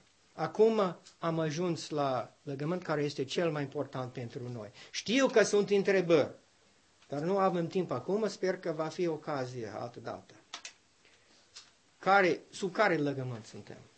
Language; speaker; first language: Romanian; non-native, learner; English